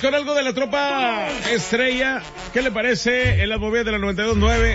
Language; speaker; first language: Spanish; native; Spanish